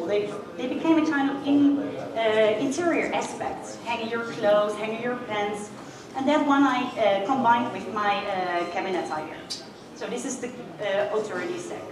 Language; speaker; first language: English; non-native, fluent; Dutch